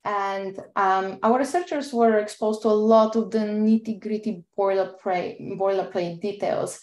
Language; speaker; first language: English; non-native, fluent; Bulgarian